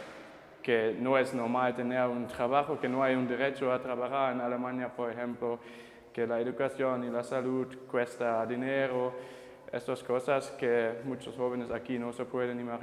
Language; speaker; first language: Spanish; non-native, fluent; German